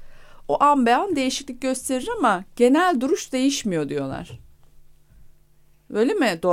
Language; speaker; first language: Turkish; native; Turkish